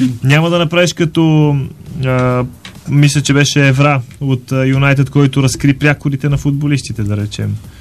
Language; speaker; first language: Bulgarian; native; Bulgarian